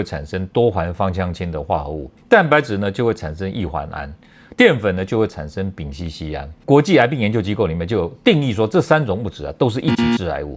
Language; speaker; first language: Chinese; native; Chinese